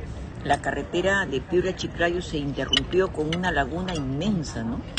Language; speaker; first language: Spanish; native; Spanish